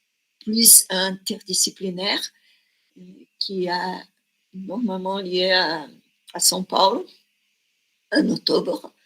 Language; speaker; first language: French; non-native, fluent; Portuguese